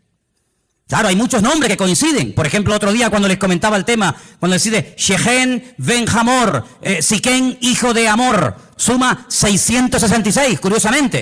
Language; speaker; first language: Spanish; native; Spanish